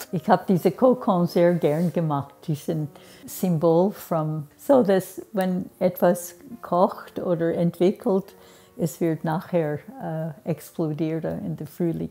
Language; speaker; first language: German; non-native, fluent; English